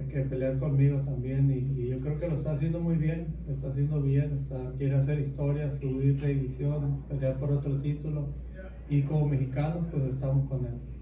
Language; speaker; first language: Spanish; native; Spanish